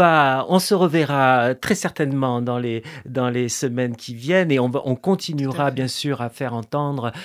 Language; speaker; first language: French; native; French